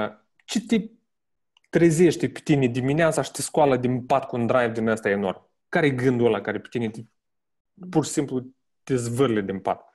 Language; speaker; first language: Romanian; native; Romanian